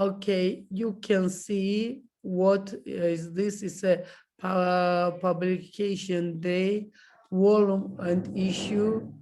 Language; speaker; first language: English; non-native, learner; Georgian